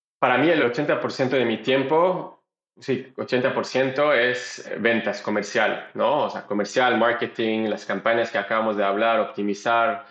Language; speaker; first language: Spanish; non-native, fluent; French